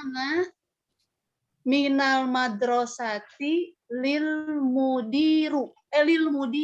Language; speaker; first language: Arabic; non-native, learner; Indonesian